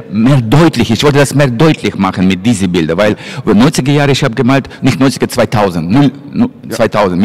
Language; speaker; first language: German; non-native, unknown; Russian